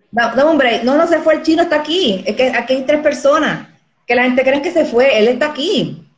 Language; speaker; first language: Spanish; native; Spanish